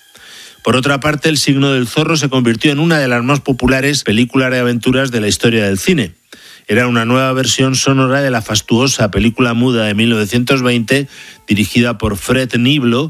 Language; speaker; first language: Spanish; native; Spanish